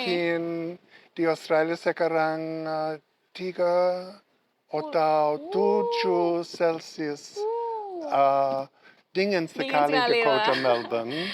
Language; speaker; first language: Indonesian; non-native, learner; English